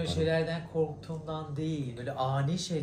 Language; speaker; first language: Turkish; native; Turkish